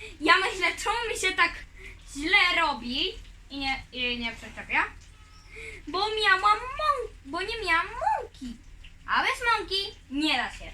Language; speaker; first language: Polish; early bilingual, heritage; Polish